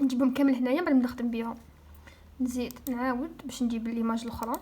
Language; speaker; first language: Arabic; native; Arabic